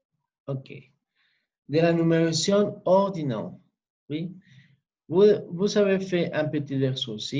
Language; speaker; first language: French; non-native, fluent; Spanish